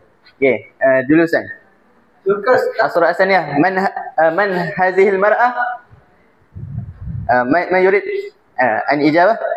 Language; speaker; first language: Arabic; non-native, learner; Malay